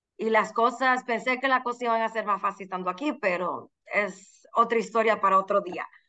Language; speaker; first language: Spanish; early bilingual, heritage; Spanish